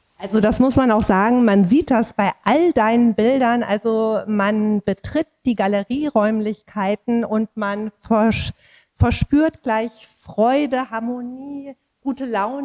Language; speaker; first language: German; native; German